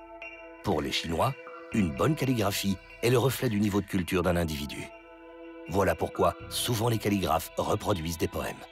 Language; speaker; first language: French; native; French